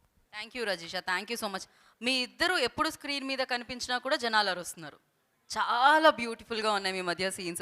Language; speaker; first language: Telugu; native; Telugu